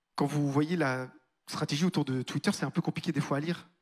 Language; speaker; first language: French; native; French